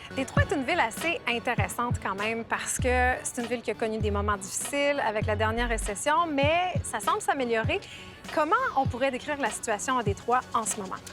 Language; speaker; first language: French; native; French